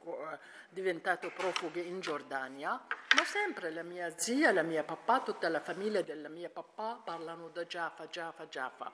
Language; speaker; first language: Italian; non-native, learner; Arabic